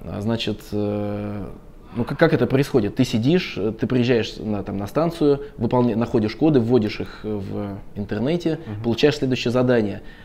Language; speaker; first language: Russian; native; Russian